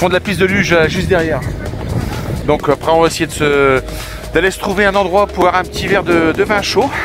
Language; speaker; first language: French; native; French